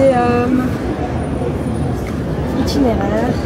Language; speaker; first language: French; native; French